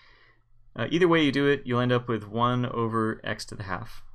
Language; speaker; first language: English; native; English